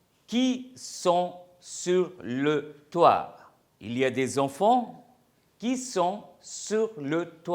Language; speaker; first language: French; non-native, fluent; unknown